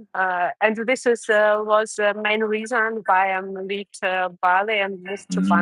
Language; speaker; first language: English; non-native, learner; Russian